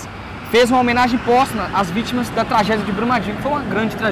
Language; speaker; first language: Portuguese; native; Portuguese